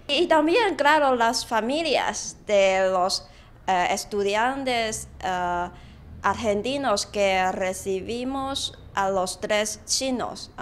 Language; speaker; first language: Spanish; non-native, learner; Chinese